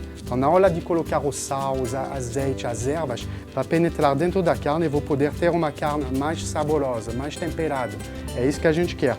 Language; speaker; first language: Portuguese; non-native, fluent; French